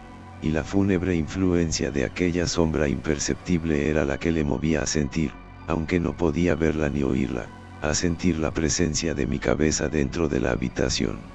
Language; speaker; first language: Spanish; native; Spanish